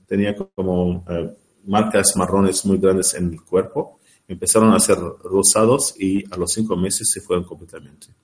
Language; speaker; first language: Spanish; non-native, learner; Arabic